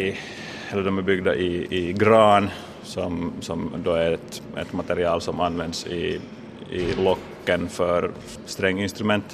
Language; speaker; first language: Swedish; native; Swedish